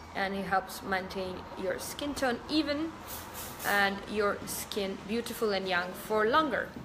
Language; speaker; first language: English; non-native, fluent; Russian